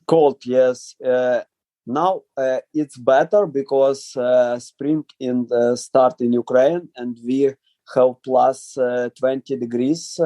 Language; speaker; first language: English; non-native, learner; Ukrainian